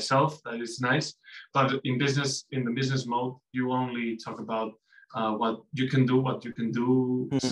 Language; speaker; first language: English; non-native, fluent; Spanish